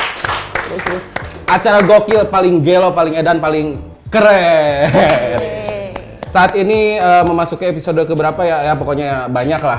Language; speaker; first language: Indonesian; native; Indonesian